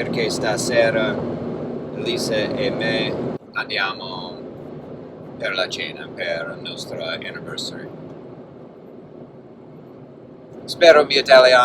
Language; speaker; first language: Italian; non-native, learner; English